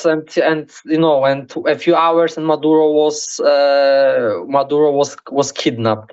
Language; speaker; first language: English; non-native, learner; Polish